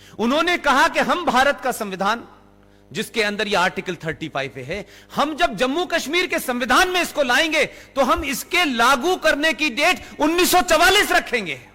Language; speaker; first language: Hindi; native; Hindi